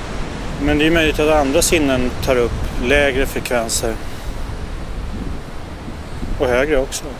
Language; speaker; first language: Swedish; native; Swedish